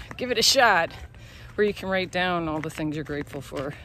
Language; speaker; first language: English; native; English